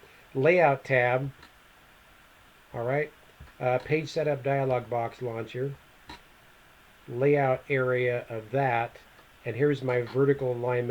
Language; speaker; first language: English; native; English